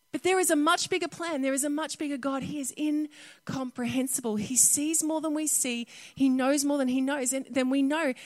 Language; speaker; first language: English; native; English